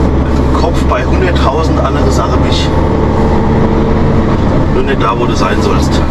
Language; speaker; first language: German; native; German